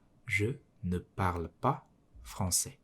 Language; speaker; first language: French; non-native, learner; Mongolian